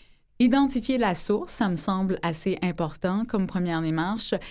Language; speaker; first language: French; native; French